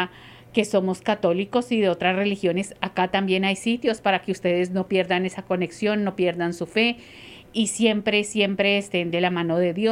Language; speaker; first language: Spanish; native; Spanish